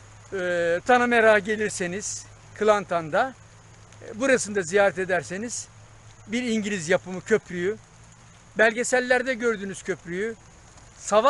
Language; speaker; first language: Turkish; native; Turkish